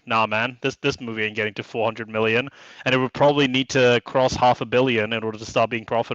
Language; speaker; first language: English; native; English